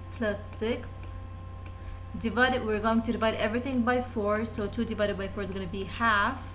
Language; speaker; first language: English; non-native, fluent; Arabic